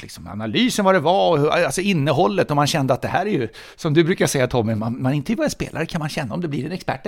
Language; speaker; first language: Swedish; native; Swedish